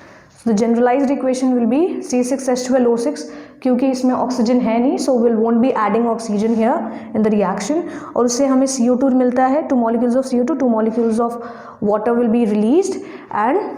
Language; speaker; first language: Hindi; native; Hindi